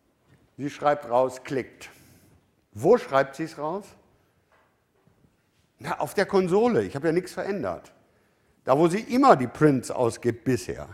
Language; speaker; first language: German; native; German